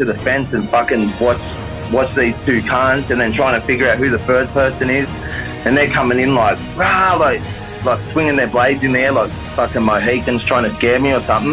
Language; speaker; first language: English; native; English